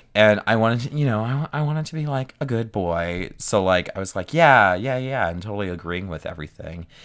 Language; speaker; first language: English; native; English